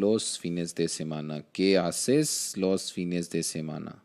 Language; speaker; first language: Spanish; non-native, learner; Hindi